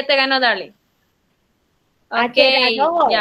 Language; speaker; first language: English; non-native, learner; Spanish